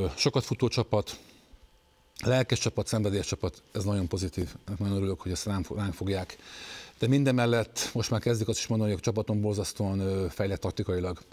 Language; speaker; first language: Hungarian; native; Hungarian